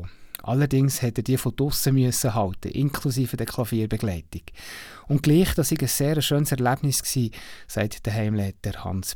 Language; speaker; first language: German; native; German